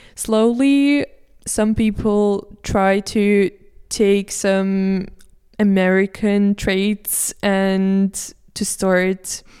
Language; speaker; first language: English; non-native, fluent; Russian